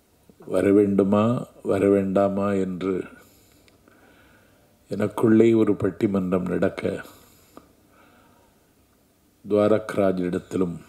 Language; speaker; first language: Tamil; native; Tamil